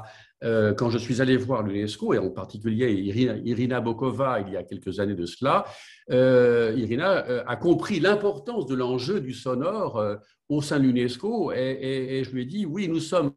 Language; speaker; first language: French; native; French